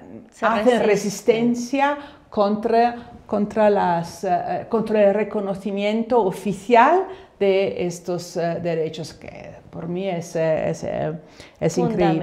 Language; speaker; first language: Spanish; non-native, fluent; Italian